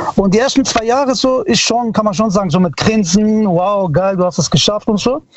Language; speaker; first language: German; early bilingual, other home language; Italian